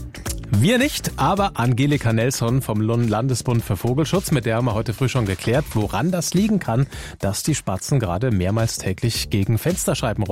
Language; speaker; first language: German; native; German